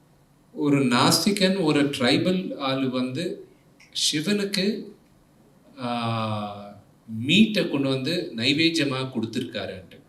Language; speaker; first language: Tamil; non-native, local second language; Telugu